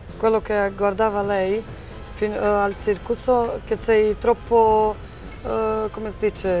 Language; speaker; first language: Italian; non-native, learner; Serbian